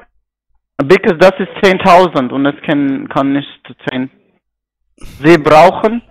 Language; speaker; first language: German; non-native, learner; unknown